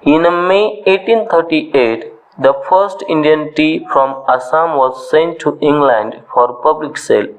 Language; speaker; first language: English; non-native, local second language; Marathi